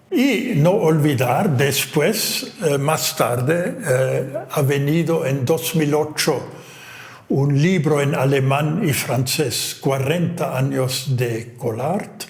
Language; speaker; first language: Spanish; non-native, fluent; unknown